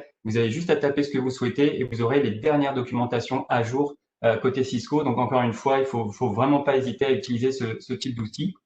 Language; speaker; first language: French; native; French